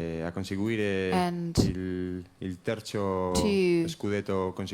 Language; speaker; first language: Italian; non-native, learner; Spanish